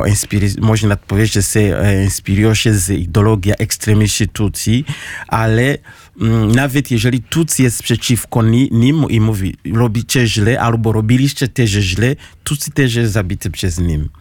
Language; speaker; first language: Polish; non-native, learner; Kinyarwanda